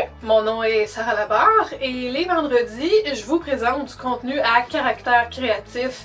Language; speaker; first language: French; native; French